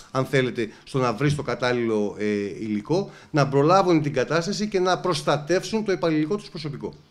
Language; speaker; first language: Greek; native; Greek